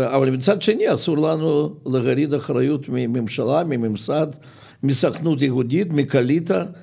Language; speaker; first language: Hebrew; non-native, fluent; Russian